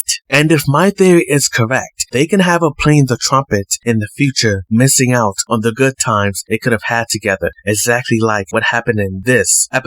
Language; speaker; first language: English; native; English